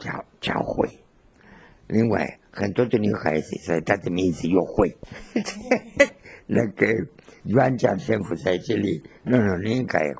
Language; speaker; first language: Chinese; non-native, learner; Spanish